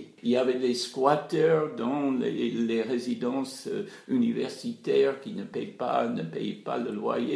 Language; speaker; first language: French; non-native, fluent; English